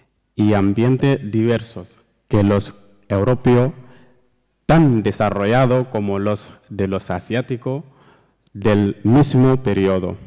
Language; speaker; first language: Spanish; non-native, learner; Fula